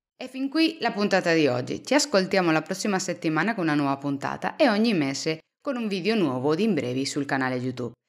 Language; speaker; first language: Italian; non-native, fluent; Spanish